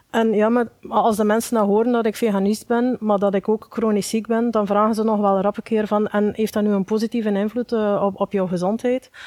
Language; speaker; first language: Dutch; native; Dutch